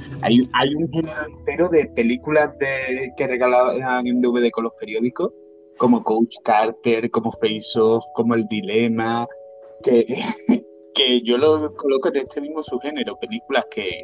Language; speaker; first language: Spanish; native; Spanish